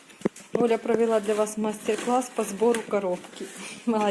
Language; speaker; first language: Russian; native; Russian